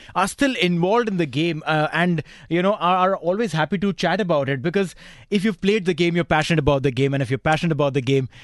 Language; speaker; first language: English; non-native, local second language; Hindi